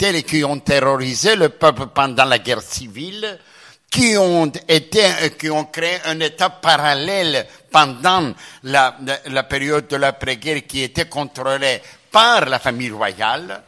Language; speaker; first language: French; non-native, fluent; Greek